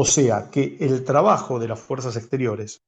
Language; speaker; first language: Spanish; native; Spanish